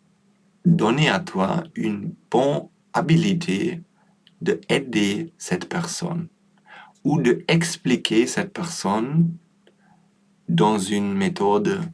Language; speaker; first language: French; non-native, learner; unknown